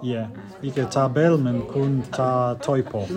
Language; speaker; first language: Danish; non-native, learner; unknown